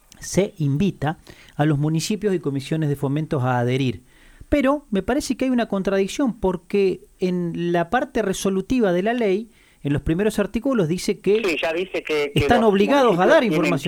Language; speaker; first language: Spanish; native; Spanish